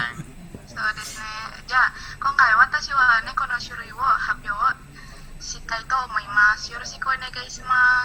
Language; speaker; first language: Japanese; non-native, learner; Indonesian